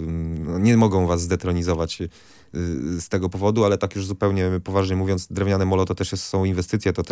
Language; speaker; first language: Polish; native; Polish